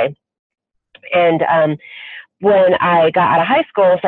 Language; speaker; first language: English; native; English